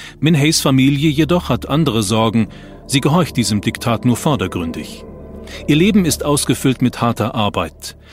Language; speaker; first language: German; native; German